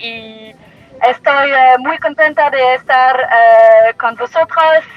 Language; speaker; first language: Spanish; non-native, learner; French